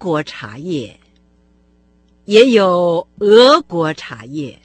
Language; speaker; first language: Chinese; non-native, fluent; Russian